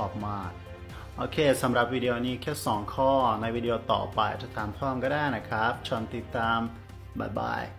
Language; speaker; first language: Thai; non-native, fluent; Russian